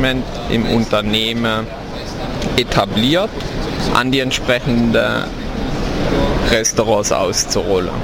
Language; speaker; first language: German; native; German